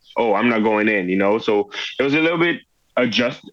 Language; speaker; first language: English; non-native, fluent; French